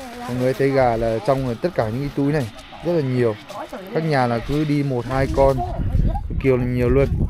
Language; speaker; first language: Vietnamese; non-native, local second language; Hmong